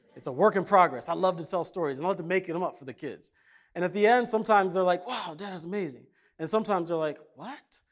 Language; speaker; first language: English; early bilingual, other home language; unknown